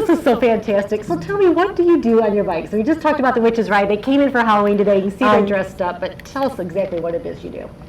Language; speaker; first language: English; native; English